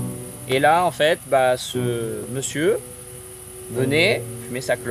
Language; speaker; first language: French; native; French